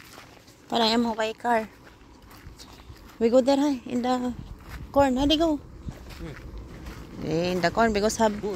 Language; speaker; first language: English; non-native, learner; Filipino